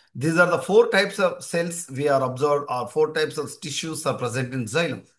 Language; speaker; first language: English; non-native, local second language; Telugu